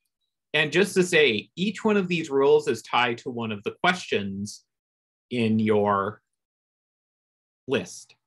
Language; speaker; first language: English; native; English